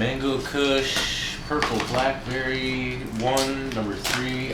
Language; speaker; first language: English; native; English